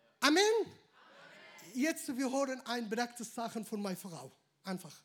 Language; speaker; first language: German; non-native, learner; Arabic